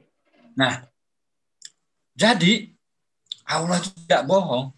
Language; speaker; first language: Indonesian; native; Indonesian